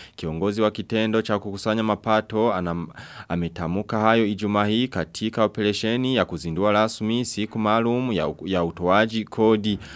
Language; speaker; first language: Swahili; non-native, local second language; Rundi